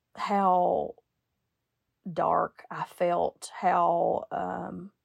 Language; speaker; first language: English; native; English